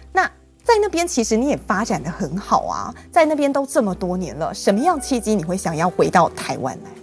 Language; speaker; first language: Chinese; native; Chinese